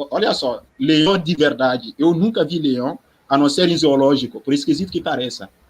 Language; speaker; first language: Portuguese; non-native, fluent; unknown